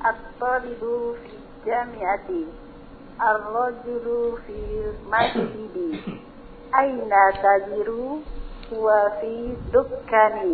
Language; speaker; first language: Arabic; non-native, learner; Indonesian